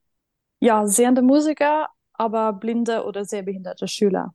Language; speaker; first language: German; non-native, fluent; Norwegian